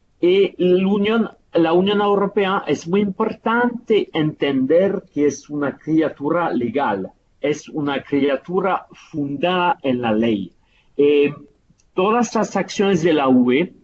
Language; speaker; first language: Spanish; non-native, fluent; Italian